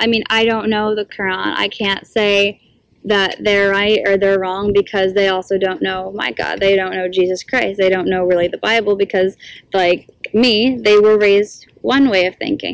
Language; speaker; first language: English; native; English